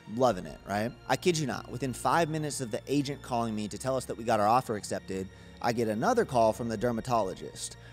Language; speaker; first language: English; native; English